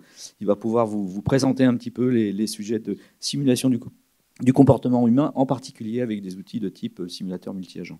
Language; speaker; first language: French; native; French